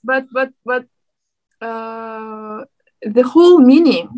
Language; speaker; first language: English; non-native, learner; Turkmen